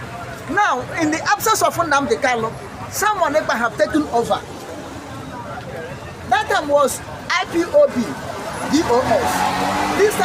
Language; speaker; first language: English; non-native, local second language; Igbo